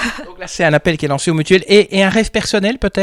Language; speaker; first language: French; native; French